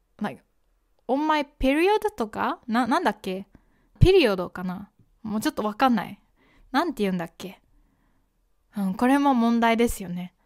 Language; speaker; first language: Japanese; native; Japanese